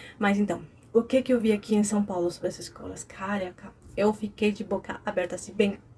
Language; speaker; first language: Portuguese; non-native, fluent; Spanish